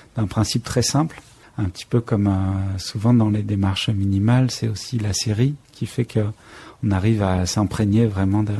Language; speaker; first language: French; native; French